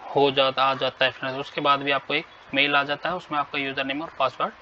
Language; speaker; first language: Hindi; native; Hindi